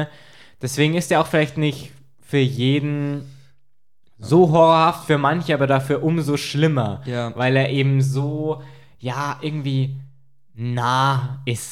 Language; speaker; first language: German; native; German